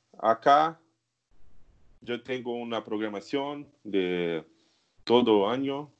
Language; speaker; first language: Spanish; non-native, learner; Portuguese